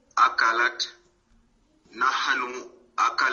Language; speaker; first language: Arabic; non-native, learner; French